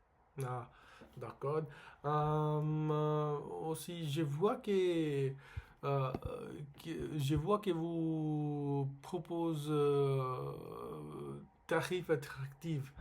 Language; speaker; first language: French; non-native, learner; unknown